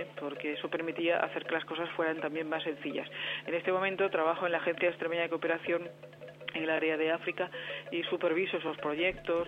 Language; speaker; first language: Spanish; native; Spanish